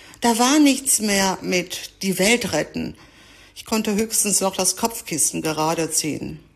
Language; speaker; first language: German; early bilingual, other home language; Greek